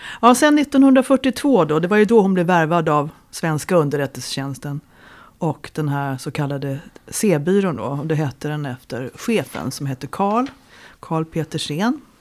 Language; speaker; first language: Swedish; native; Swedish